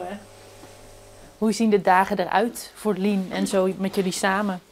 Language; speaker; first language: Dutch; native; Dutch